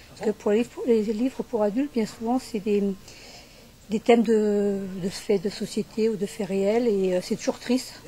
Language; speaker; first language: French; non-native, fluent; Portuguese